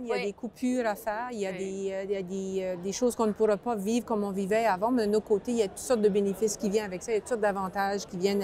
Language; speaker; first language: French; native; French